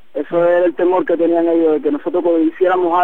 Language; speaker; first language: Spanish; native; Spanish